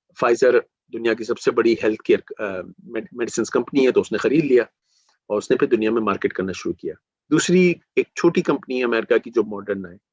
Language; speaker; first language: Urdu; native; Urdu